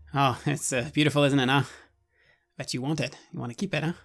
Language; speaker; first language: English; non-native, fluent; Swedish